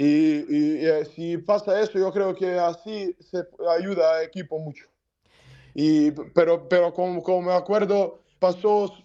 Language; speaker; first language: Spanish; non-native, learner; Serbian